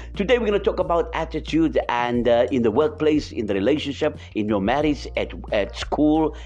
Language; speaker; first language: English; non-native, local second language; Afrikaans